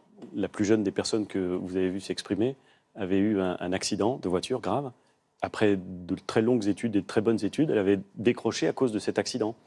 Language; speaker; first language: French; native; French